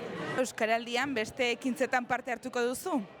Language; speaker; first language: Basque; native; Basque